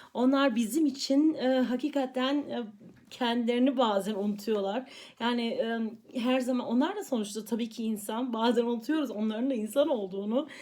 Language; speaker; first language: Turkish; early bilingual, heritage; Turkish